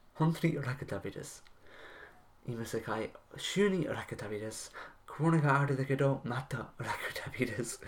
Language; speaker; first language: Japanese; non-native, learner; English